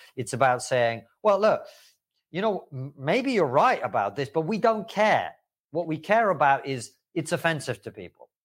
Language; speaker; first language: English; early bilingual, other home language; Russian